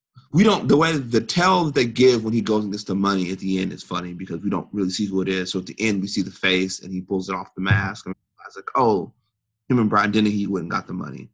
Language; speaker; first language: English; native; English